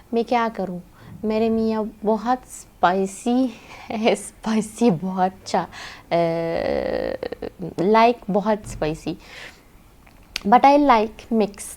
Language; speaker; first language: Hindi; non-native, learner; Arabic